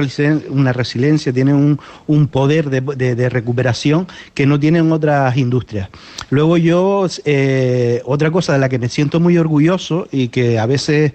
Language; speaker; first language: Spanish; native; Spanish